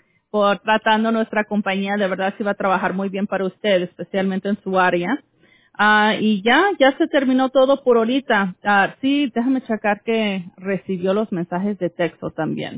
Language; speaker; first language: Spanish; early bilingual, heritage; Spanish